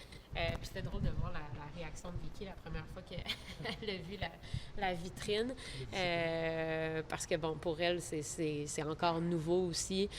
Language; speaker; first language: French; native; French